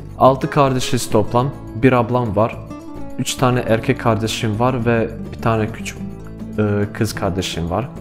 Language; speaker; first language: Turkish; non-native, fluent; Bosnian